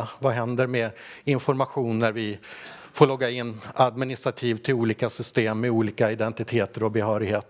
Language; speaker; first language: Swedish; native; Swedish